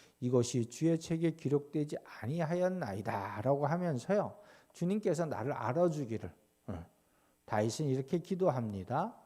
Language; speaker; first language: Korean; native; Korean